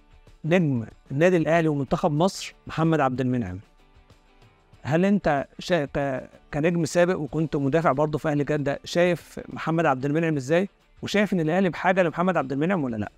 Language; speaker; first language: Arabic; native; Arabic